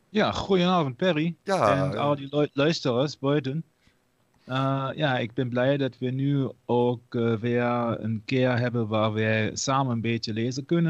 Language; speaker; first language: Dutch; non-native, learner; German